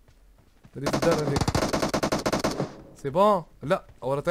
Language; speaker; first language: Arabic; native; Arabic